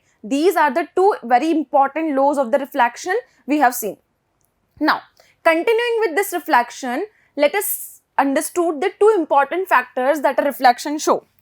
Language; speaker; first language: English; non-native, local second language; Hindi